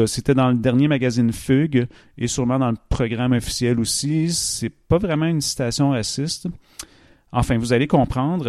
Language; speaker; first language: French; native; French